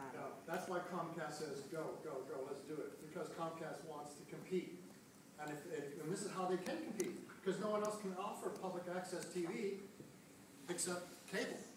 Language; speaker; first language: English; native; English